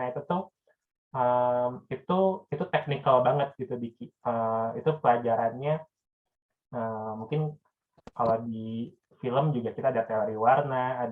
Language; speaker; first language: Indonesian; native; Indonesian